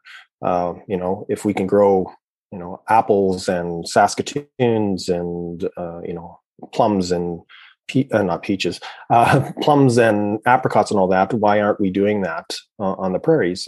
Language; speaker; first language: English; native; English